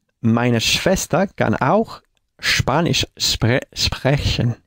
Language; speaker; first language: German; non-native, learner; Spanish